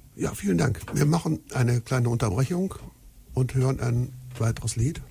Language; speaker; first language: German; native; German